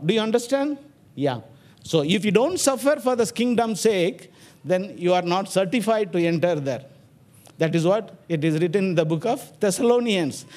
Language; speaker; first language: English; non-native, local second language; Tamil